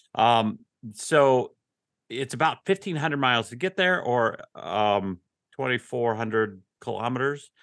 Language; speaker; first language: English; native; English